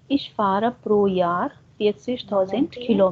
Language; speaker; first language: German; non-native, learner; Hindi